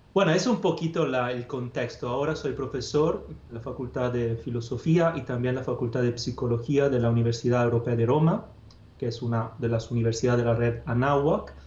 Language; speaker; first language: Spanish; non-native, fluent; Italian